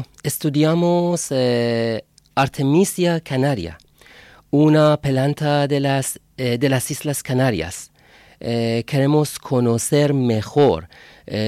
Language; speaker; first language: Spanish; non-native, fluent; Persian